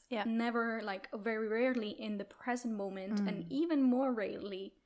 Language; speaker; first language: English; non-native, fluent; Italian